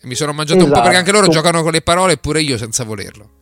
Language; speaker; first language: Italian; native; Italian